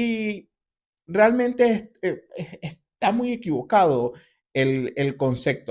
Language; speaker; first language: Spanish; native; Spanish